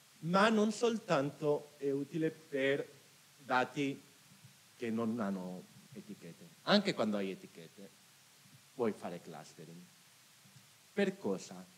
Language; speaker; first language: Italian; non-native, fluent; Spanish